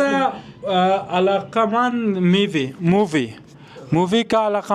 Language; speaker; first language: Hindi; non-native, learner; Persian